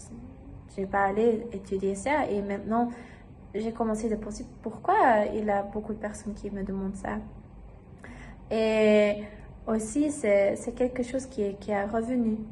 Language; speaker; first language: French; non-native, learner; German